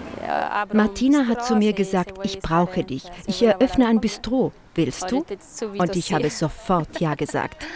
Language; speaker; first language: German; non-native, fluent; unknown